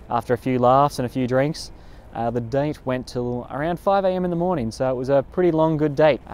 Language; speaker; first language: English; native; English